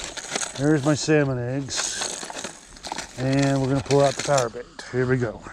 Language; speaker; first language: English; native; English